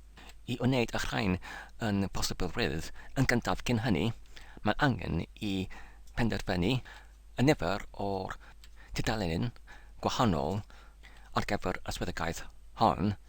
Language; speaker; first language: Welsh; non-native, learner; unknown